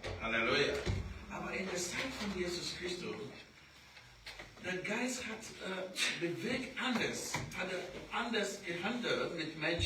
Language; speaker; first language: German; non-native, learner; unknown